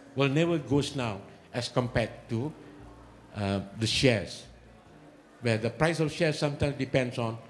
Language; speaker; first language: English; non-native, local second language; Malay